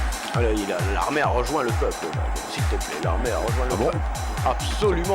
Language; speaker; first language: French; native; French